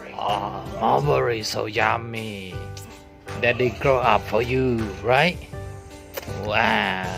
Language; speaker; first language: English; non-native, learner; Thai